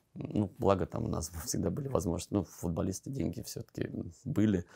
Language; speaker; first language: Russian; native; Russian